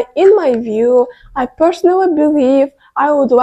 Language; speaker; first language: English; non-native, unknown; Kazakh